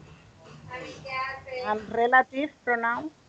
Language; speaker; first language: English; non-native, learner; Spanish